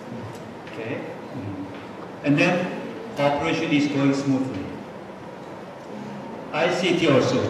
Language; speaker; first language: English; non-native, fluent; Korean